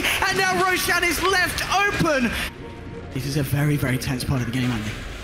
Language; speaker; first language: English; native; English